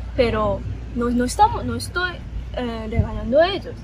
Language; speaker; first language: Spanish; non-native, fluent; Japanese